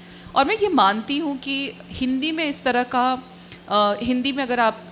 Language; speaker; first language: Hindi; native; Hindi